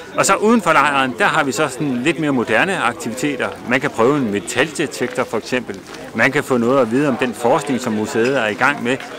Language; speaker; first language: Danish; native; Danish